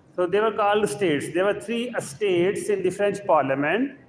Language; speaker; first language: English; non-native, local second language; Urdu